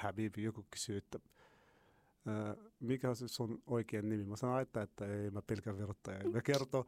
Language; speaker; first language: Finnish; non-native, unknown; Arabic